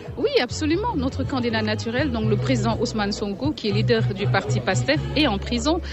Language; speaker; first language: French; non-native, local second language; Wolof